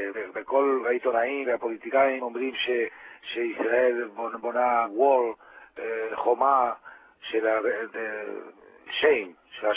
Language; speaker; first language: Hebrew; non-native, fluent; Spanish